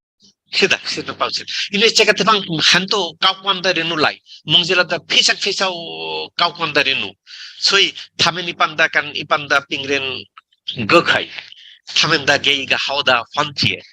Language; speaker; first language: Chinese; non-native, learner; Bangla